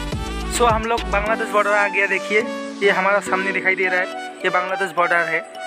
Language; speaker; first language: Hindi; non-native, local second language; Bangla